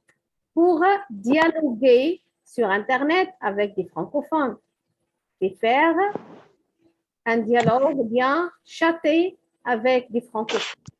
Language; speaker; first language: French; non-native, fluent; Arabic